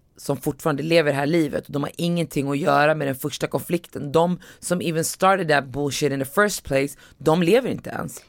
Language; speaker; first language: Swedish; native; Swedish